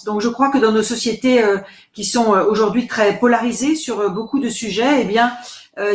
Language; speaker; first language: French; native; French